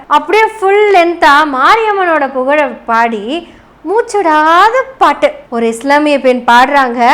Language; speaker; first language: Tamil; non-native, local second language; Malayalam